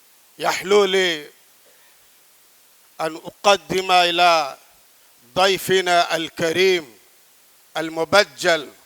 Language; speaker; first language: Arabic; non-native, fluent; Urdu